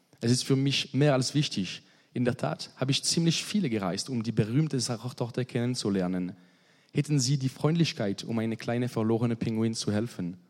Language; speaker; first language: German; non-native, learner; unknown